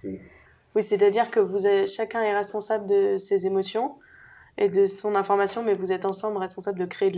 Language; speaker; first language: French; native; French